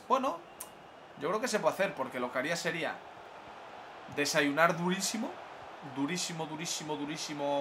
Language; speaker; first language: Spanish; native; Spanish